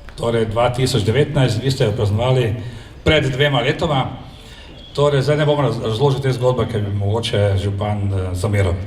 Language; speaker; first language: Slovenian; native; Slovenian